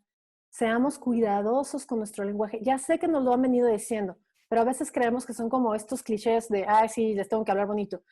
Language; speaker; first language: Spanish; native; Spanish